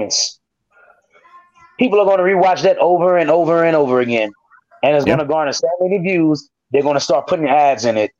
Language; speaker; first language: English; native; English